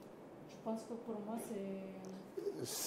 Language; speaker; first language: French; non-native, learner; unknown